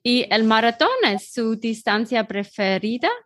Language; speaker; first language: Spanish; non-native, learner; German